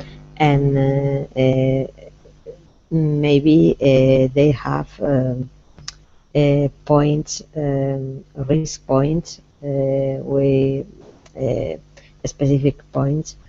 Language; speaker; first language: English; non-native, learner; Spanish